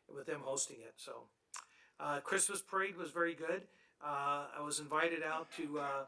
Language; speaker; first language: English; native; English